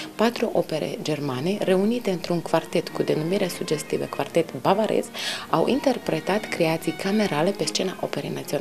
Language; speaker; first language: Romanian; native; Romanian